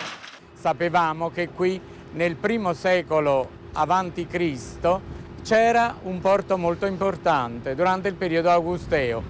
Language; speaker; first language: Italian; native; Italian